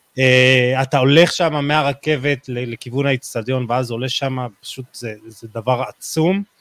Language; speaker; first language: Hebrew; native; Hebrew